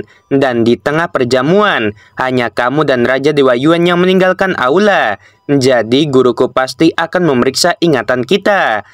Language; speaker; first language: Indonesian; native; Indonesian